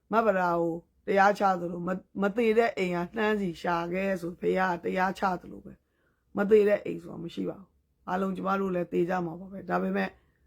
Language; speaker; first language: Burmese; native; Burmese